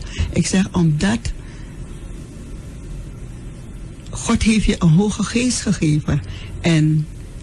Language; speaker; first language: Dutch; non-native, local second language; Sranan Tongo